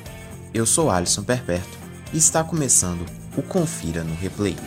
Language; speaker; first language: Portuguese; native; Portuguese